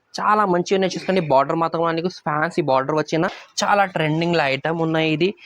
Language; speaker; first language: Telugu; non-native, local second language; Urdu